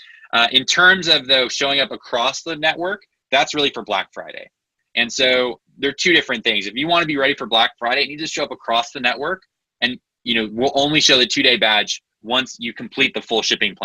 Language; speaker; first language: English; native; English